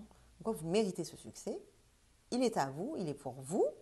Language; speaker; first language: French; native; French